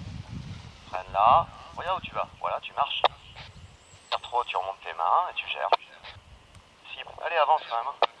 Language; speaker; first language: French; native; French